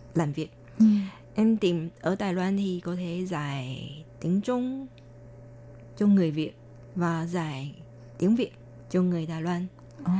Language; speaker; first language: Vietnamese; non-native, fluent; Chinese